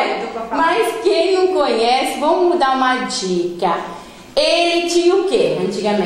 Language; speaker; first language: Portuguese; native; Portuguese